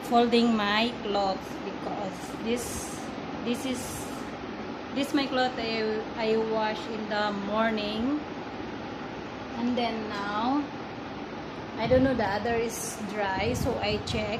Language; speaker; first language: English; non-native, learner; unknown